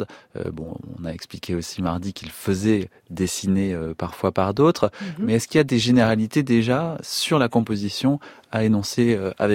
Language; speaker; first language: French; native; French